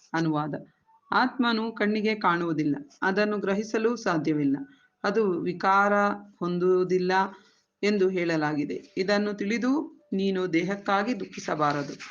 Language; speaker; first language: Kannada; native; Kannada